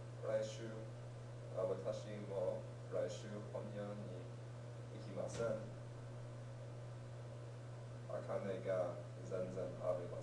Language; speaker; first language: Japanese; non-native, learner; English